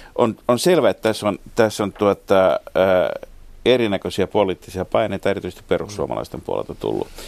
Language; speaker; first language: Finnish; native; Finnish